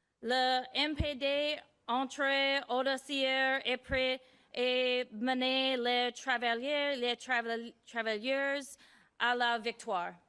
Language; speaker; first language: French; non-native, learner; English